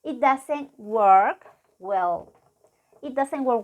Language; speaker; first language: English; non-native, fluent; Spanish